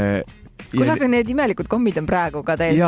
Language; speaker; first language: Estonian; native; Estonian